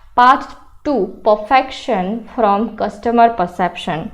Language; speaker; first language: English; non-native, local second language; Gujarati